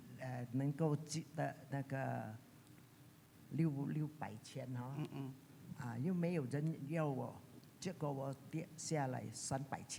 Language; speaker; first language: Chinese; early bilingual, heritage; Chinese